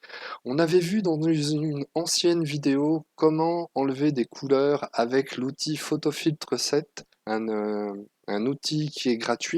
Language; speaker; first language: French; native; French